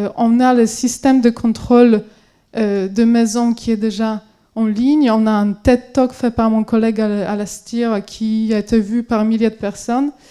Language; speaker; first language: French; non-native, fluent; Polish